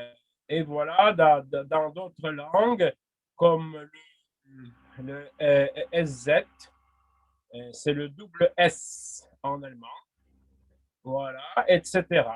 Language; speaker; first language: French; non-native, fluent; Russian